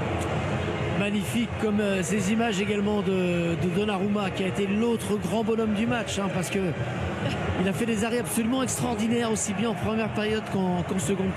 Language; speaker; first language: French; native; French